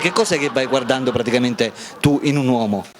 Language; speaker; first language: Italian; native; Italian